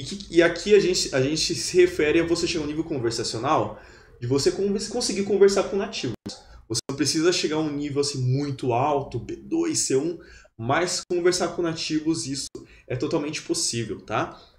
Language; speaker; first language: Portuguese; native; Portuguese